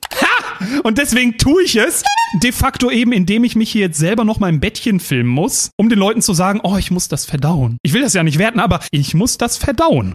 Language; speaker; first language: German; native; German